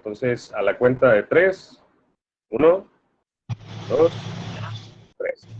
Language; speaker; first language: Spanish; native; Spanish